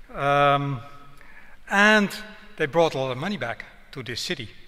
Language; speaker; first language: English; non-native, fluent; Dutch